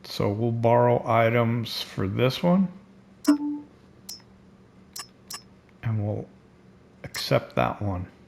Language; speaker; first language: English; native; English